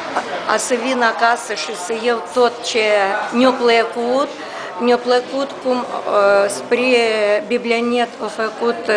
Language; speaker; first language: Romanian; non-native, local second language; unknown